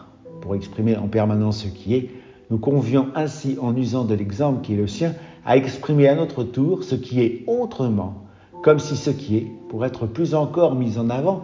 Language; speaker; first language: French; native; French